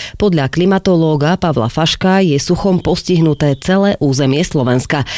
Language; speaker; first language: Slovak; native; Slovak